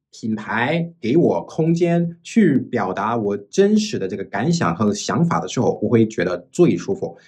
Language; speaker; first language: Chinese; non-native, fluent; English